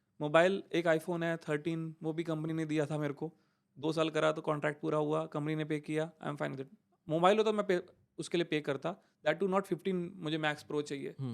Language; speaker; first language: Hindi; native; Hindi